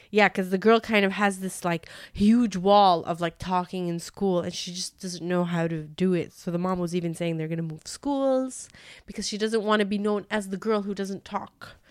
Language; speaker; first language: English; native; English